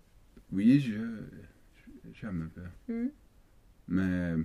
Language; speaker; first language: French; non-native, learner; Swedish